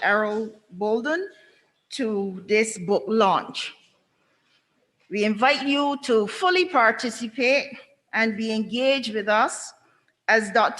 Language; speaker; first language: English; native; English